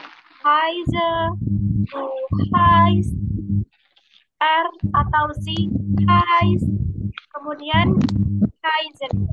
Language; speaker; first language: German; non-native, fluent; Indonesian